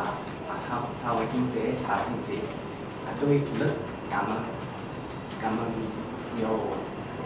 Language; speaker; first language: Vietnamese; non-native, learner; Korean